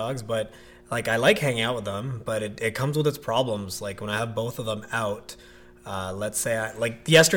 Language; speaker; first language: English; native; English